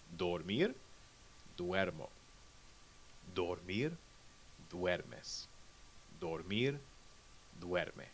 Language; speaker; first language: Spanish; non-native, fluent; English